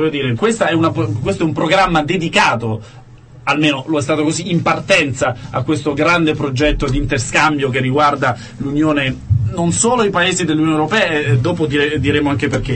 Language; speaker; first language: Italian; native; Italian